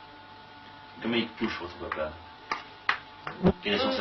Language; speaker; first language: French; native; French